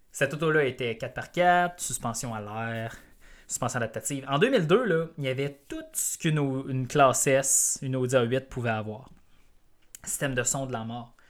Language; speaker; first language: French; native; French